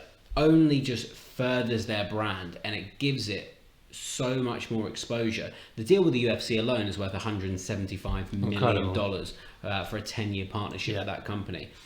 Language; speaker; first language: English; native; English